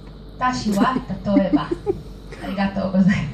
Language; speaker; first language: Japanese; non-native, learner; Hebrew